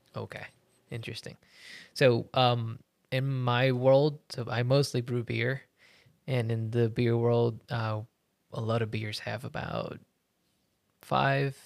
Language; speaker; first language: English; early bilingual, other home language; Spanish